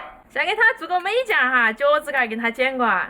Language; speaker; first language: Chinese; native; Chinese